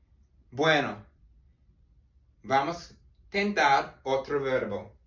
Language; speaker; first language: Spanish; non-native, learner; English